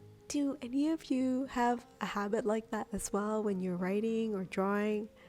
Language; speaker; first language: English; native; English